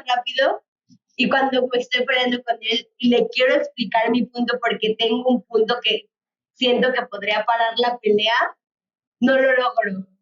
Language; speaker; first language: Spanish; early bilingual, heritage; Spanish